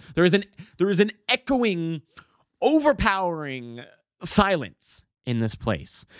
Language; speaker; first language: English; native; English